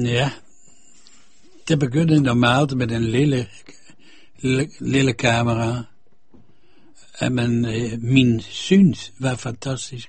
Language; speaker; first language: Danish; non-native, fluent; Dutch